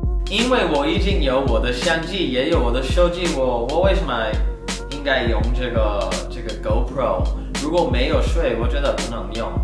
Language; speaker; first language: Chinese; non-native, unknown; English